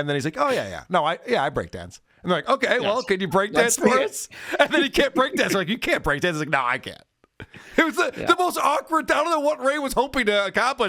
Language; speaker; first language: English; native; English